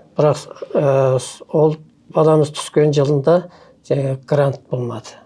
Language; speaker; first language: Kazakh; early bilingual, heritage; Kazakh